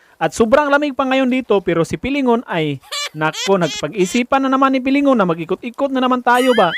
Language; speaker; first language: Filipino; non-native, local second language; Cebuano